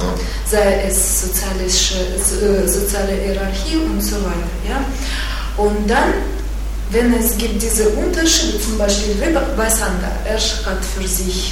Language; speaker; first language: German; non-native, fluent; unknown